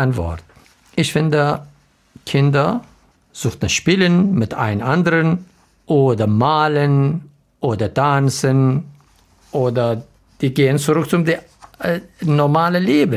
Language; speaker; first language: German; non-native, learner; Arabic